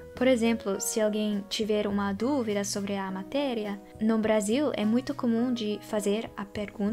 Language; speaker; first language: Portuguese; non-native, fluent; Dutch